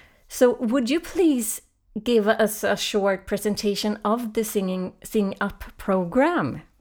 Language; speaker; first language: English; non-native, fluent; Swedish